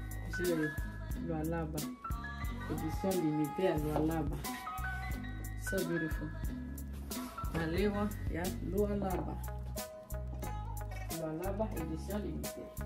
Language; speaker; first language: French; non-native, local second language; Swahili